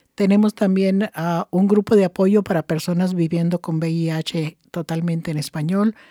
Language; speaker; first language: Spanish; native; Spanish